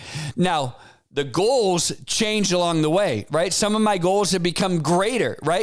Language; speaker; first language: English; native; English